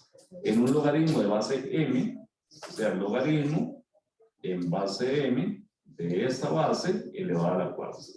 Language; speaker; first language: Spanish; native; Spanish